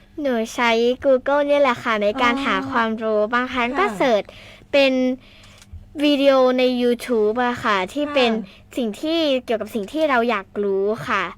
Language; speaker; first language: Thai; native; Thai